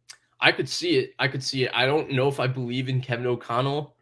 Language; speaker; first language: English; native; English